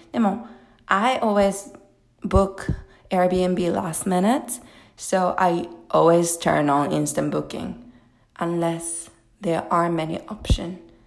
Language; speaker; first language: English; non-native, fluent; Japanese